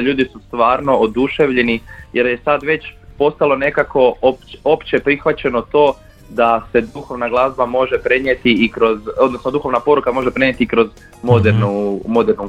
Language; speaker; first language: Croatian; native; Croatian